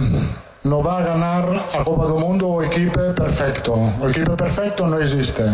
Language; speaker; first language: Portuguese; non-native, fluent; Italian